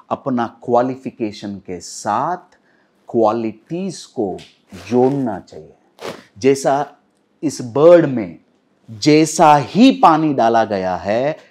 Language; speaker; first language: Hindi; non-native, local second language; Telugu